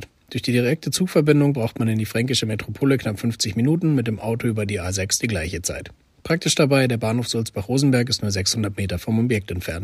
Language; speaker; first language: German; native; German